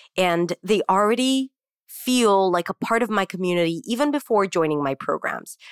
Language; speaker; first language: English; non-native, fluent; Hebrew